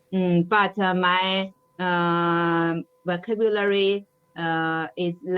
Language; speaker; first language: English; non-native, learner; Chinese